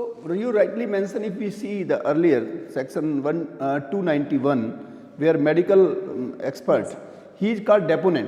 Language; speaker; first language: English; non-native, local second language; Hindi